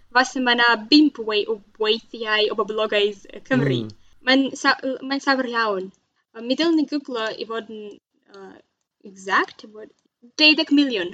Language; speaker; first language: Welsh; non-native, fluent; Russian